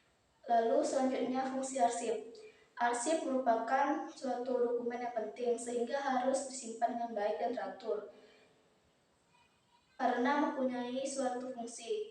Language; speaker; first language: Indonesian; native; Indonesian